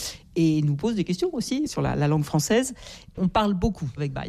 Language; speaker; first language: French; native; French